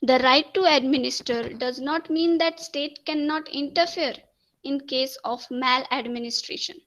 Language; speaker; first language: English; non-native, local second language; Marathi